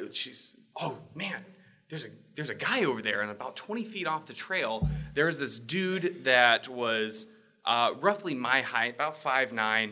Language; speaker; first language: English; native; English